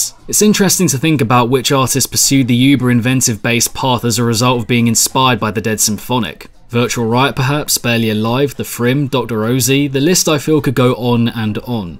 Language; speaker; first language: English; native; English